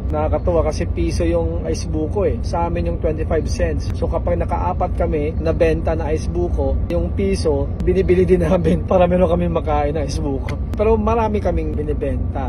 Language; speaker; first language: Filipino; non-native, local second language; Cebuano